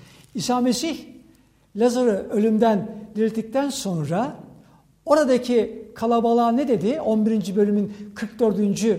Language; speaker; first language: Turkish; native; Turkish